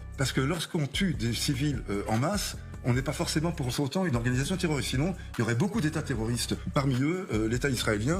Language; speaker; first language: French; native; French